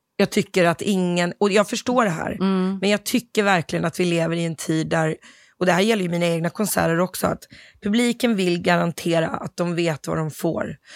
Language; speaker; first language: Swedish; early bilingual, other home language; English